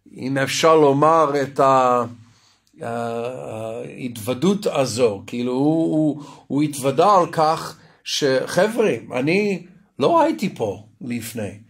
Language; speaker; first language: Hebrew; non-native, fluent; Russian